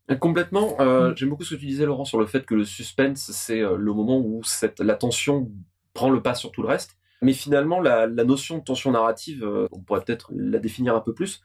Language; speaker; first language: French; native; French